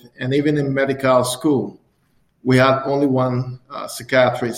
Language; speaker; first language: English; non-native, local second language; Akan